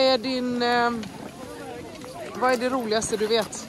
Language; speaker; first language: Swedish; native; Swedish